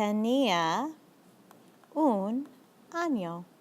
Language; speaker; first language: Spanish; non-native, fluent; English